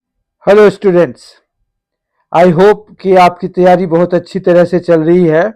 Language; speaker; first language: Hindi; native; Hindi